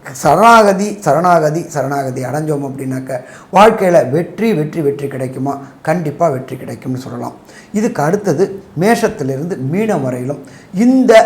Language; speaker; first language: Tamil; native; Tamil